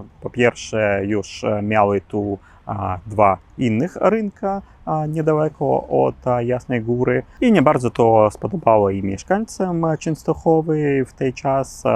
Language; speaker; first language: Polish; non-native, learner; Ukrainian